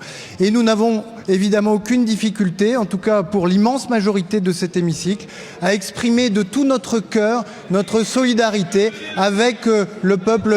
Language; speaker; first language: French; native; French